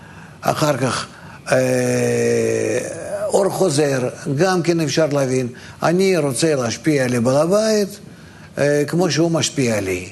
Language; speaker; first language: Hebrew; non-native, fluent; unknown